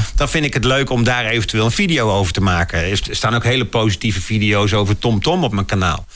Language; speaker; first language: Dutch; native; Dutch